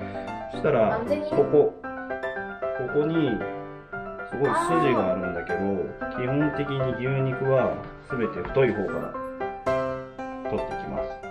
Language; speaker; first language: Japanese; native; Japanese